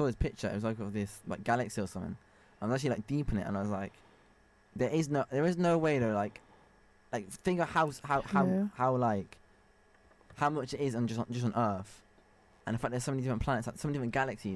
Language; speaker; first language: English; native; English